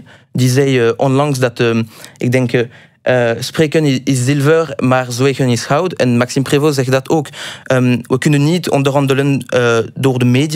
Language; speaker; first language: Dutch; non-native, local second language; French